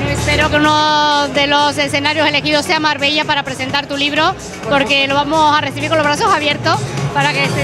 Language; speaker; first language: Spanish; native; Spanish